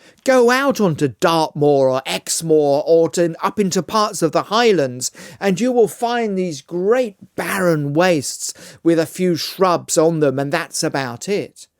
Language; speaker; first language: English; native; English